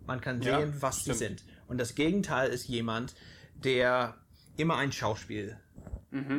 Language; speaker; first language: German; non-native, fluent; English